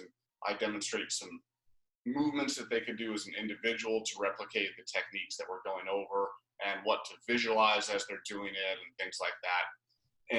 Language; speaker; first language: English; native; English